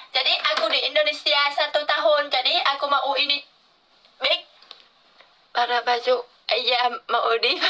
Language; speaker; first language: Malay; non-native, learner; Vietnamese